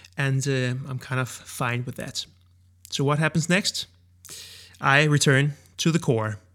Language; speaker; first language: English; non-native, fluent; Danish